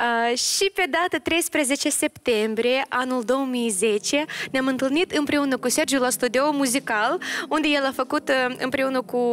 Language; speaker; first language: Romanian; non-native, local second language; Russian